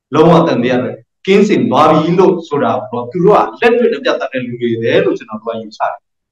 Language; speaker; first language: Burmese; non-native, local second language; Karen languages